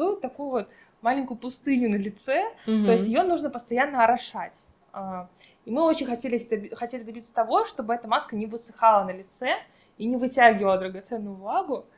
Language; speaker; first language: Russian; native; Russian